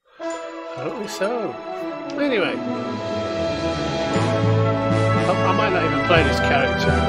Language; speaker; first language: English; native; English